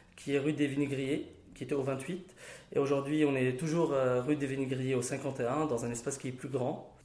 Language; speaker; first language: French; non-native, local second language; Arabic